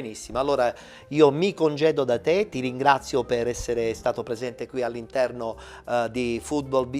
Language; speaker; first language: Italian; native; Italian